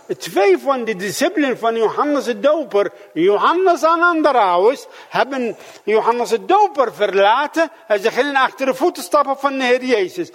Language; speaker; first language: Dutch; non-native, fluent; Arabic